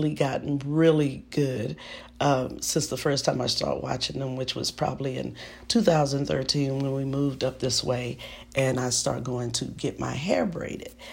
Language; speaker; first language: English; native; English